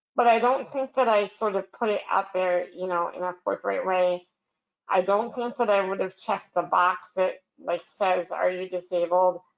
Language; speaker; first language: English; native; English